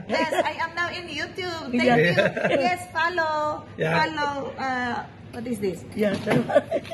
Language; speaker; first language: English; non-native, learner; Filipino